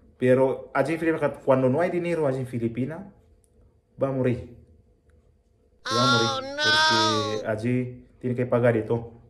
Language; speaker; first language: Spanish; non-native, learner; Filipino